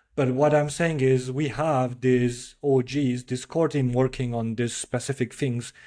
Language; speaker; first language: English; non-native, fluent; French